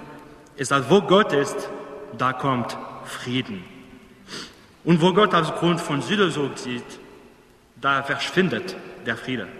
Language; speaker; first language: German; non-native, fluent; English